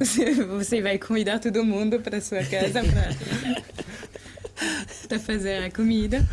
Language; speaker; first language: Portuguese; non-native, learner; French